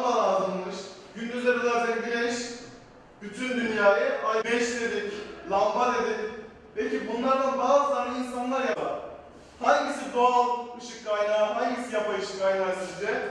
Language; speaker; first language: Turkish; native; Turkish